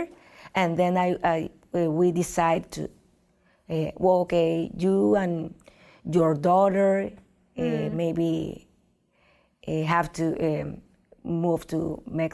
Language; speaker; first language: English; non-native, learner; Spanish